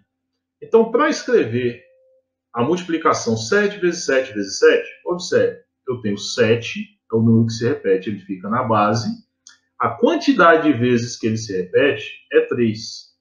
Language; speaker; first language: Portuguese; native; Portuguese